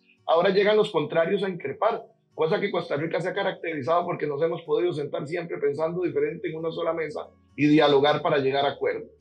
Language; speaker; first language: Spanish; native; Spanish